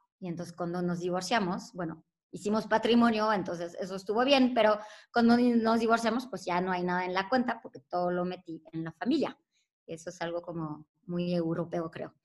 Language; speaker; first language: Spanish; non-native, fluent; French